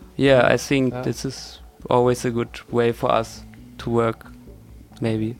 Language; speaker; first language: English; non-native, fluent; German